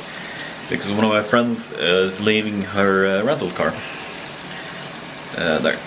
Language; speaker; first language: English; non-native, fluent; Swedish